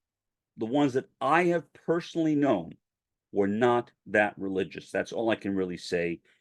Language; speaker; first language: English; native; English